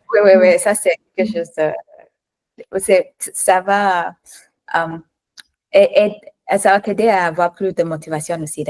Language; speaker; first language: French; non-native, learner; Thai